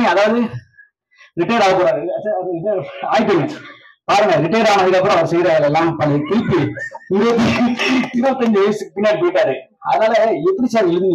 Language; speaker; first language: Tamil; native; Tamil